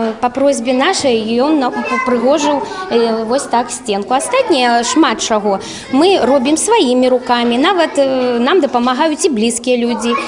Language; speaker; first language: Belarusian; non-native, local second language; Russian